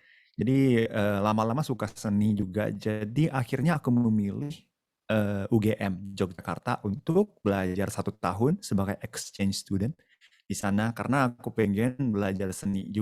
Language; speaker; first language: Indonesian; non-native, fluent; Japanese